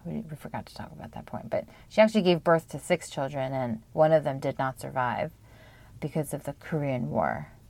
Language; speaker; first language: English; early bilingual, other home language; Korean